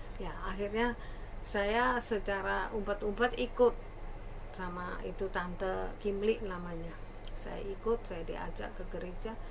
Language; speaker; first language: Indonesian; early bilingual, other home language; Sindhi